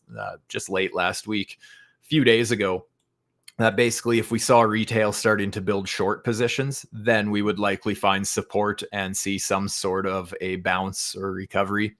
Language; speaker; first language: English; native; English